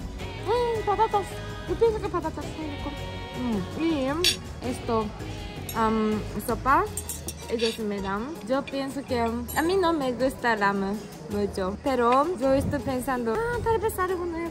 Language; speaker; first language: Spanish; non-native, learner; Japanese